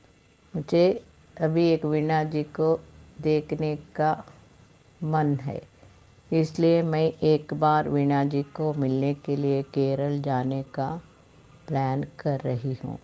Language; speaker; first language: Hindi; non-native, learner; Malayalam